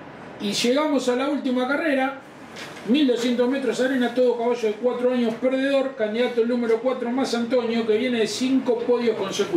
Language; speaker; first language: Spanish; native; Spanish